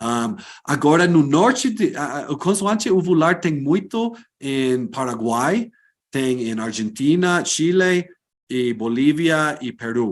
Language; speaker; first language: Portuguese; non-native, fluent; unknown